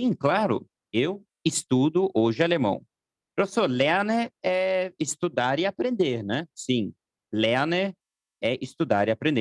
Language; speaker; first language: Portuguese; non-native, fluent; German